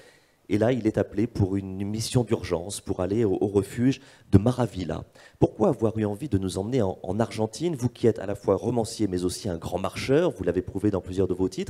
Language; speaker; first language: French; native; French